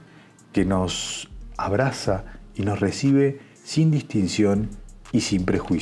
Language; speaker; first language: Spanish; native; Spanish